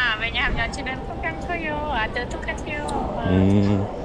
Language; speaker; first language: Korean; non-native, learner; Khmer